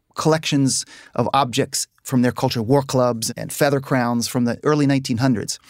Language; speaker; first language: English; native; English